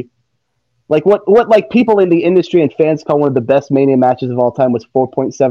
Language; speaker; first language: English; native; English